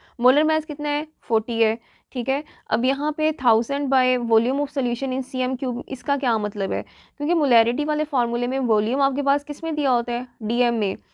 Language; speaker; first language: Urdu; non-native, local second language; Punjabi